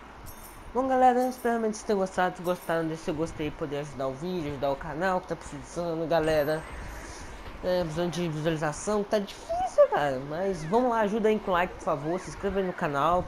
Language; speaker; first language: Portuguese; native; Portuguese